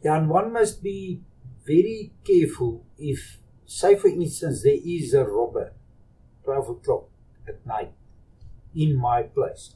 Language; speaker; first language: English; non-native, local second language; Afrikaans